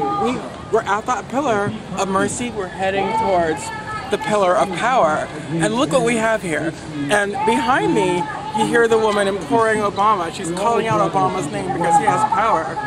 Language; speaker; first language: English; native; English